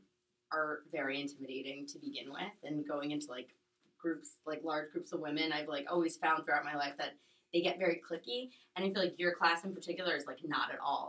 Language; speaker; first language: English; native; English